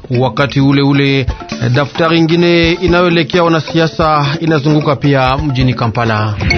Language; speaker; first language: Swahili; native; Swahili